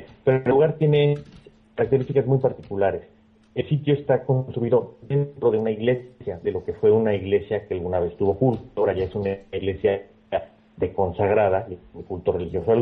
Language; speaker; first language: Spanish; native; Spanish